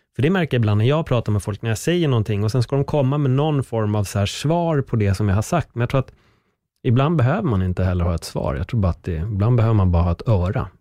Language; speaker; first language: Swedish; native; Swedish